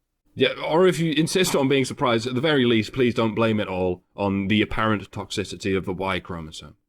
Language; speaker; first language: English; native; English